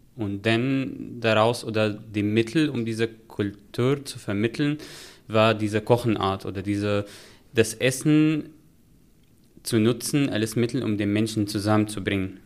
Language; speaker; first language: German; non-native, fluent; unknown